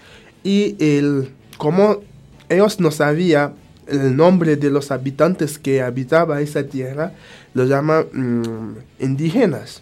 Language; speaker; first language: Spanish; non-native, fluent; Haitian Creole